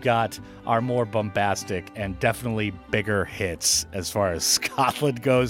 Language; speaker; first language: English; native; English